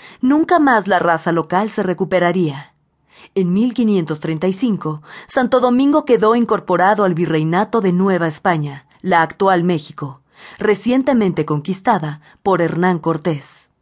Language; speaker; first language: Spanish; native; Spanish